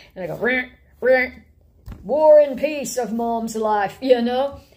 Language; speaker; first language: English; native; English